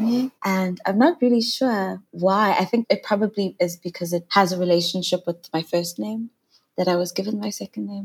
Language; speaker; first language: English; non-native, local second language; Southern Sotho